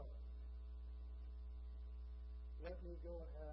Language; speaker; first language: English; native; English